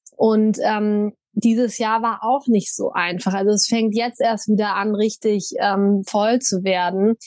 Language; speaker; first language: German; native; German